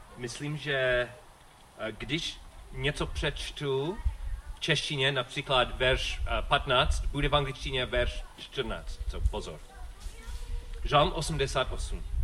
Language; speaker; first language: Czech; non-native, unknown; English